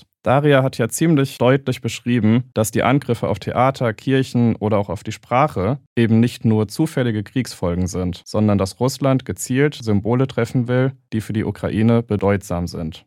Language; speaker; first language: German; native; German